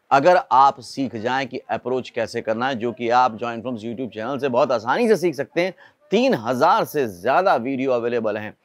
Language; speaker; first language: Hindi; native; Hindi